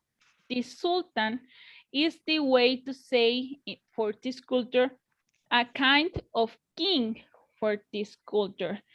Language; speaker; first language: English; non-native, learner; Spanish